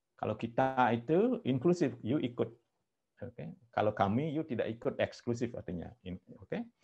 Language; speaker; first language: Indonesian; non-native, local second language; Balinese